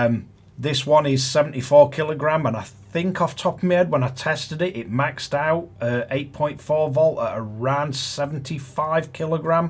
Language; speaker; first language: English; native; English